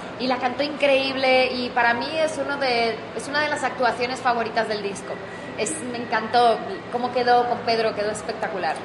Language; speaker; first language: Spanish; native; Spanish